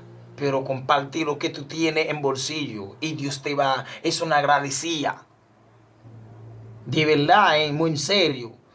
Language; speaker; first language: Spanish; non-native, learner; Haitian Creole